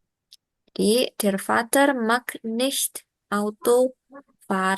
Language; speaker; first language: German; non-native, learner; Indonesian